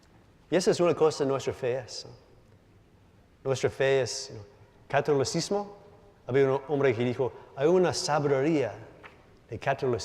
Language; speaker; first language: Spanish; non-native, learner; English